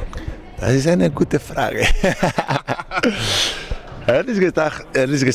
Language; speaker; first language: German; non-native, learner; Spanish